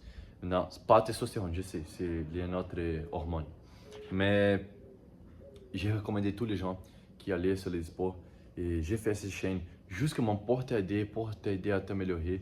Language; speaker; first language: French; non-native, learner; Portuguese